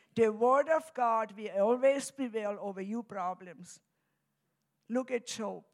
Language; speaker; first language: English; non-native, fluent; German